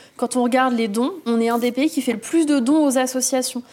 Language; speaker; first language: French; native; French